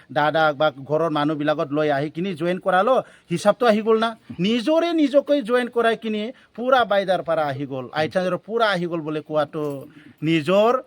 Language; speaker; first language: Assamese; non-native, local second language; Bodo